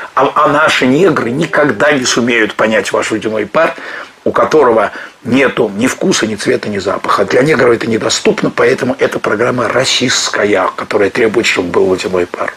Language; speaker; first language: Russian; native; Russian